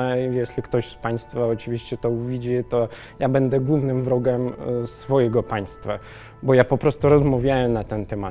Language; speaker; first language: Polish; non-native, learner; Russian